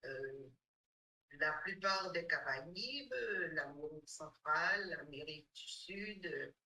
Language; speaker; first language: French; non-native, fluent; English